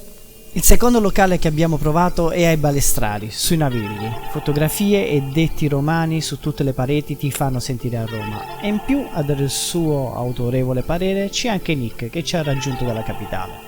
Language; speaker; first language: Italian; native; Italian